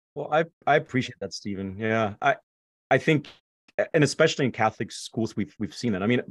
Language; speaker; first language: English; non-native, fluent; German